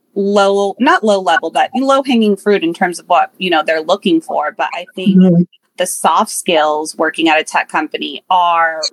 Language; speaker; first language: English; native; English